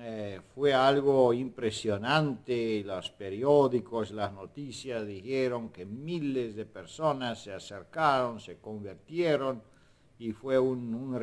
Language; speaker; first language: Spanish; non-native, fluent; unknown